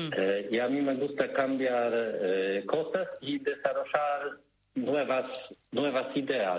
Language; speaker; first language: Spanish; non-native, learner; Polish